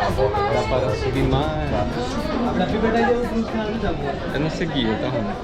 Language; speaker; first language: Portuguese; non-native, fluent; Russian